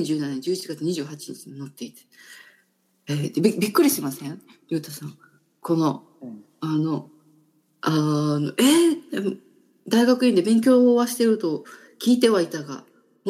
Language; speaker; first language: Japanese; native; Japanese